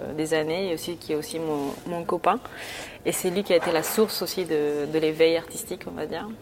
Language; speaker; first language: French; early bilingual, other home language; Spanish